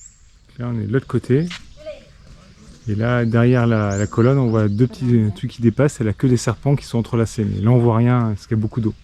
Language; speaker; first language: French; native; French